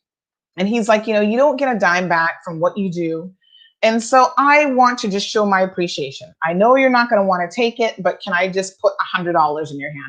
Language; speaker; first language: English; native; English